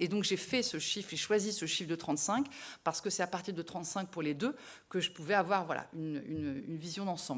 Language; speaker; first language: French; native; French